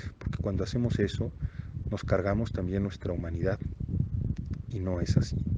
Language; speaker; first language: Spanish; non-native, fluent; Italian